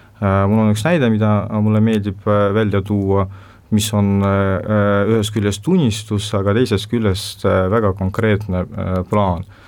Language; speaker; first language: Estonian; non-native, local second language; Russian